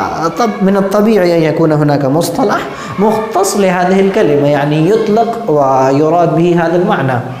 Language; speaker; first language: Arabic; non-native, fluent; Urdu